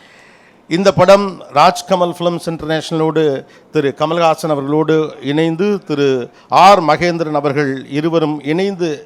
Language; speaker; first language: Tamil; native; Tamil